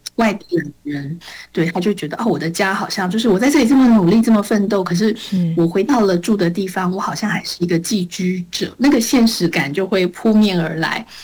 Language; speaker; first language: Chinese; native; Chinese